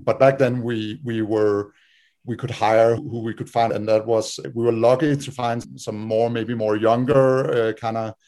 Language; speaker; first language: English; non-native, fluent; Danish